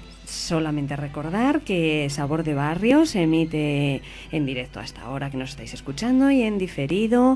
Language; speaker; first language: Spanish; native; Spanish